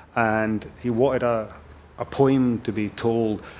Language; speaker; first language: English; native; English